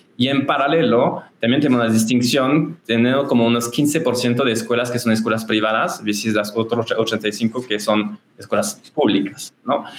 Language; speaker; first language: Spanish; non-native, fluent; French